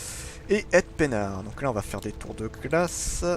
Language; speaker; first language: French; native; French